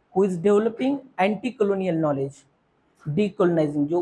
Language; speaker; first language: Hindi; non-native, local second language; Marathi